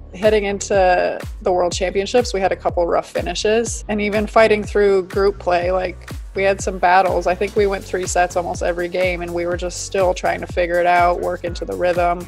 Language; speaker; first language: English; native; English